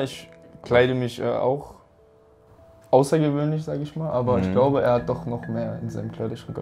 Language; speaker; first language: German; native; German